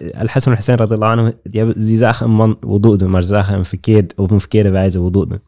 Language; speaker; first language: Dutch; early bilingual, other home language; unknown